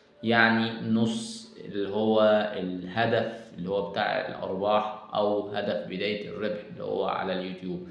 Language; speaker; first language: Arabic; native; Arabic